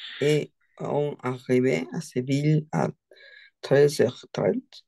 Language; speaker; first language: French; non-native, learner; Spanish